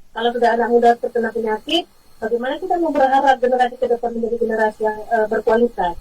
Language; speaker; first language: Indonesian; native; Indonesian